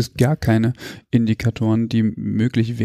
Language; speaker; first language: German; native; German